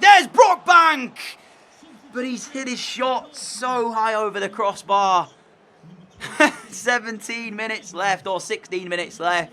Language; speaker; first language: English; native; English